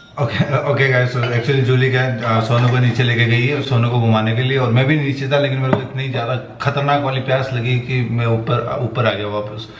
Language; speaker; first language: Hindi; native; Hindi